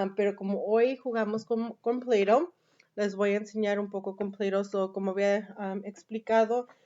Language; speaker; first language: Spanish; early bilingual, heritage; Spanish